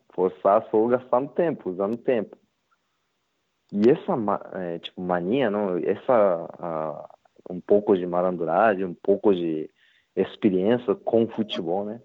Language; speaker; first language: Portuguese; non-native, learner; Japanese